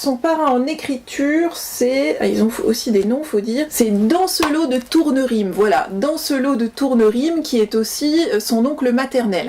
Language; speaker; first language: French; native; French